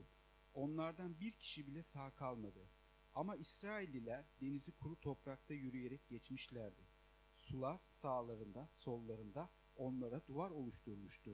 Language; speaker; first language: Turkish; native; Turkish